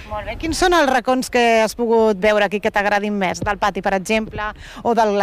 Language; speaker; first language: Catalan; native; Catalan